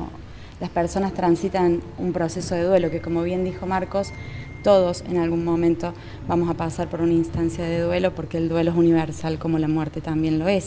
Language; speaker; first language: Spanish; native; Spanish